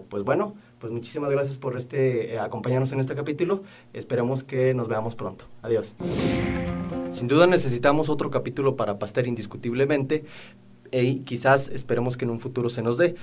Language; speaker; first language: Spanish; native; Spanish